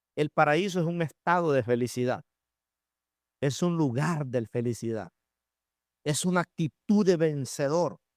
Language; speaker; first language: Spanish; native; Spanish